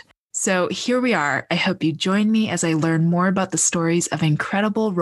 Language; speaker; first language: English; native; English